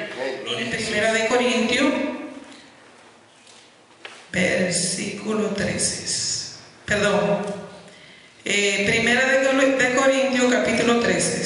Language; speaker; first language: Spanish; native; Spanish